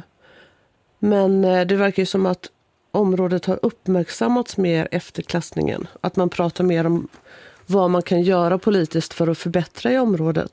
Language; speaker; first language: Swedish; native; Swedish